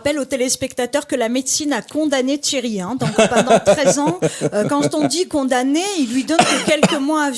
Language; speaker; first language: French; native; French